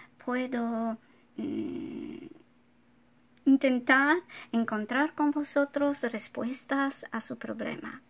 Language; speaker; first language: Spanish; non-native, fluent; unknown